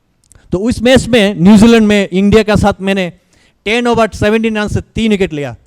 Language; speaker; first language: Hindi; non-native, learner; Bangla